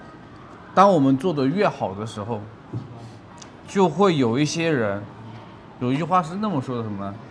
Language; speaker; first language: Chinese; native; Chinese